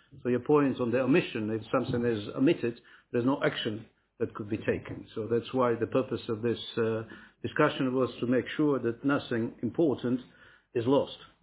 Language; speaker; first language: English; non-native, fluent; Ukrainian